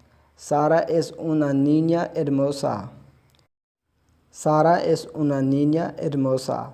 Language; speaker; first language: Spanish; non-native, fluent; Urdu